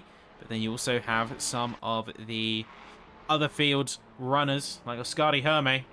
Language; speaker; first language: English; native; English